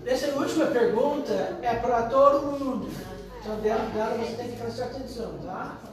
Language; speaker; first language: Portuguese; non-native, fluent; English